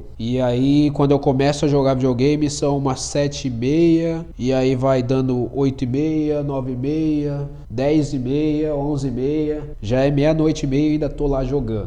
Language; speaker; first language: Portuguese; native; Portuguese